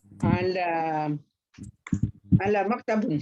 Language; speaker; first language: Arabic; non-native, learner; Malay